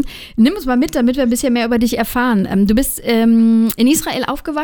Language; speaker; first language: German; native; German